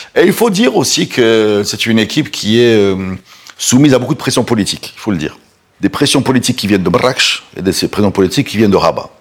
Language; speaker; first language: French; non-native, local second language; Arabic